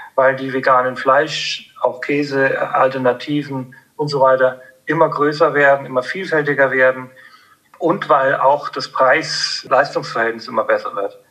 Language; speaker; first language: German; native; German